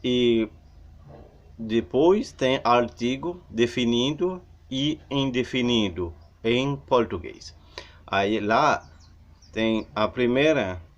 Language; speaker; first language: Portuguese; non-native, learner; Haitian Creole